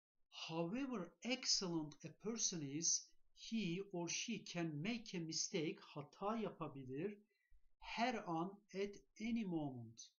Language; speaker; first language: English; non-native, fluent; Turkish